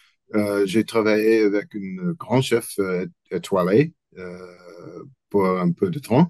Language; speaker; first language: French; non-native, learner; English